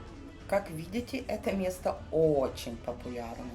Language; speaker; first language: Russian; native; Russian